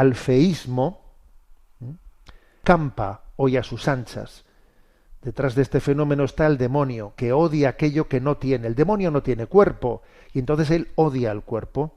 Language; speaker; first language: Spanish; native; Spanish